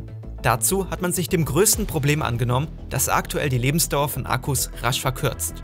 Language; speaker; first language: German; native; German